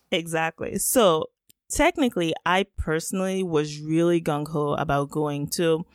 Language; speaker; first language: English; non-native, local second language; Yoruba